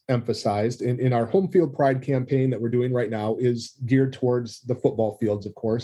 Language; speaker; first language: English; native; English